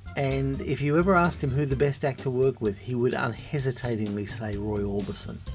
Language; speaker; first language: English; native; English